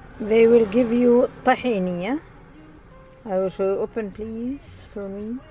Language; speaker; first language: English; non-native, learner; Arabic